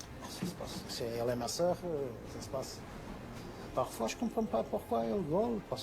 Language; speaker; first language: French; non-native, fluent; Portuguese